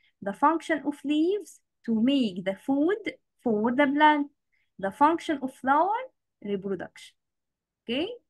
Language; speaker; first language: English; non-native, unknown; Arabic